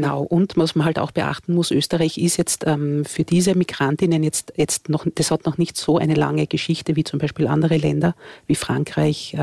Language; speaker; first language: German; native; German